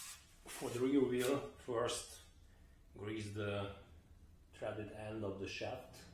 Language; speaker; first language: English; non-native, fluent; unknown